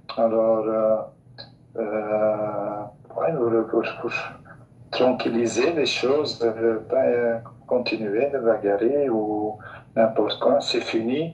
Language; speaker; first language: French; non-native, local second language; Dutch